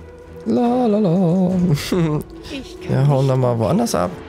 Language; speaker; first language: German; native; German